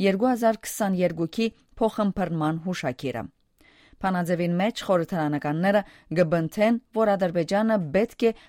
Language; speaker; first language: Armenian; early bilingual, heritage; Armenian